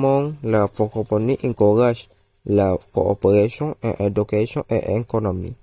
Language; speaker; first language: French; non-native, learner; Malay